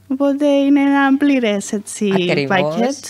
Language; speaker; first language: Greek; native; Greek